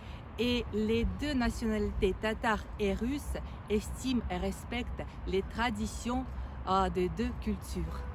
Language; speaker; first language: French; non-native, learner; Russian